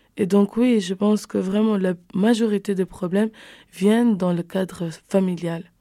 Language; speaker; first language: French; non-native, fluent; Kabuverdianu